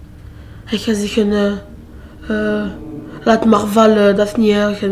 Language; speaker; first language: Dutch; non-native, local second language; French